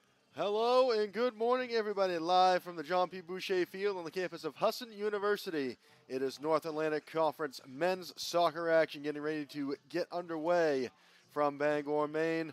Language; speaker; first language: English; native; English